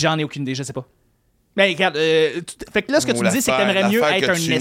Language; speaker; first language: French; native; French